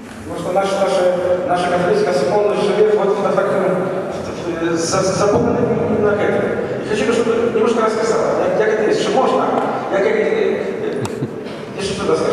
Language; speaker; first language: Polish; non-native, learner; Russian